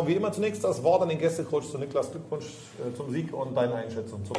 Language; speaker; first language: German; native; German